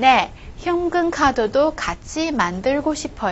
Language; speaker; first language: Korean; non-native, fluent; Chinese